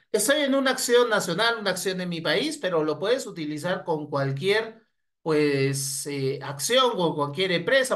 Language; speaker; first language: Spanish; native; Spanish